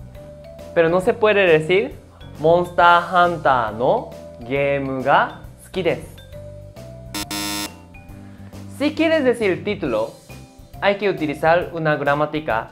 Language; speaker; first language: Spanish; non-native, fluent; Japanese